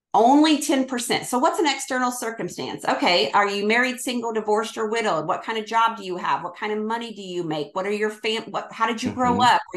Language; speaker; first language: English; native; English